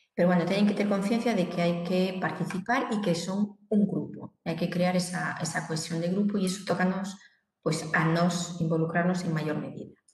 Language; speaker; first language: Spanish; non-native, local second language; Galician